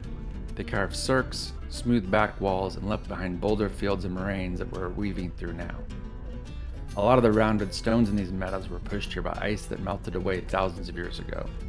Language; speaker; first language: English; native; English